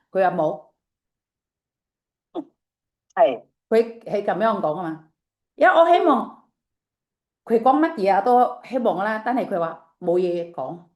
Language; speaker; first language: Chinese; non-native, fluent; Indonesian